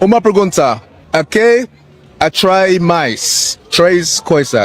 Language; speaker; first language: Portuguese; non-native, learner; English